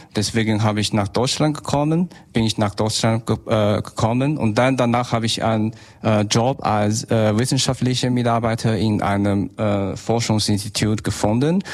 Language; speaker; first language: German; non-native, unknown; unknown